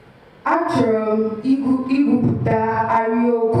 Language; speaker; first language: Igbo; non-native, learner; English